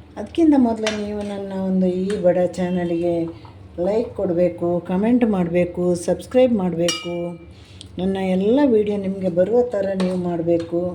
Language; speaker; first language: Kannada; non-native, local second language; Malayalam